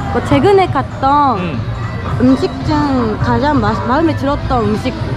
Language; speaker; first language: Korean; non-native, fluent; Japanese